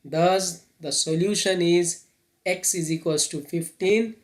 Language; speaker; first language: English; non-native, local second language; Nepali